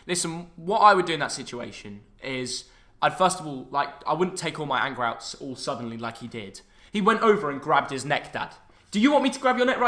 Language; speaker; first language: English; native; English